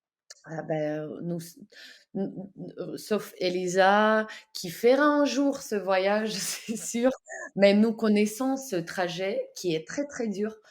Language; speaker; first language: French; non-native, fluent; Ukrainian